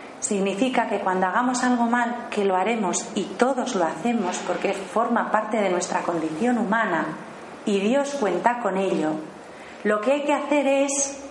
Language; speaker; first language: Spanish; native; Spanish